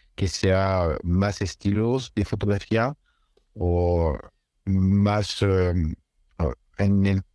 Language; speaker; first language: Spanish; non-native, fluent; French